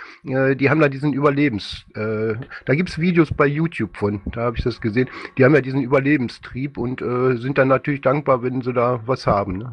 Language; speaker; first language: German; native; German